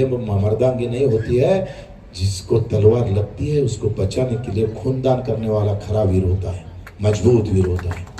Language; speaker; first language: Hindi; non-native, local second language; Marathi